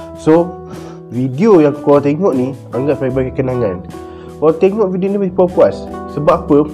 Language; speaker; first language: Malay; native; Malay